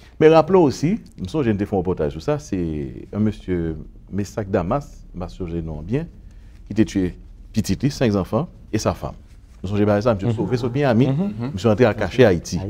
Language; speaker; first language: French; non-native, local second language; Haitian Creole